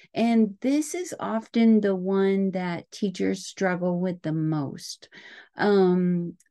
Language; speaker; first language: English; native; English